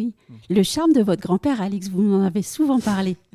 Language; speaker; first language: French; native; French